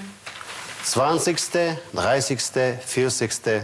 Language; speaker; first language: German; non-native, fluent; Russian